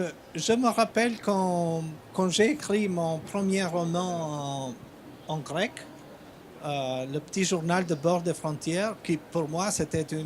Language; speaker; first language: French; non-native, fluent; Albanian